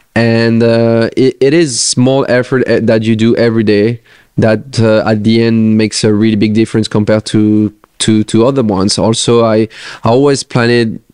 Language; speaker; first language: English; non-native, fluent; French